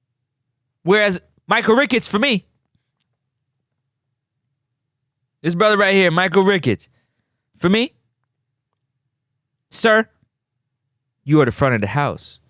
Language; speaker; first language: English; native; English